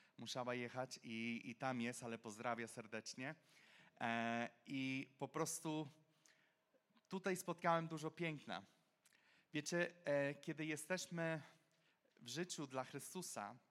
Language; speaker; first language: Polish; non-native, fluent; English